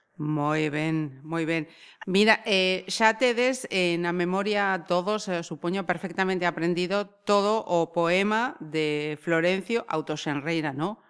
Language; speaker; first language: Galician; native; Galician